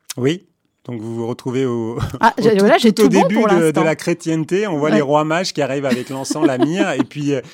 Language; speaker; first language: French; early bilingual, other home language; Armenian